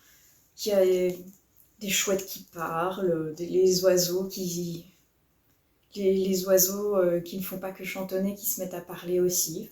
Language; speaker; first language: French; native; French